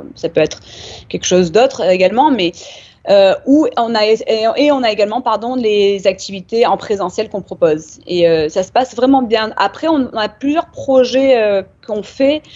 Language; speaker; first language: French; native; French